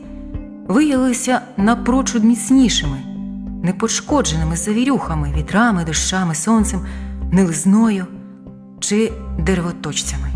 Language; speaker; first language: Ukrainian; native; Ukrainian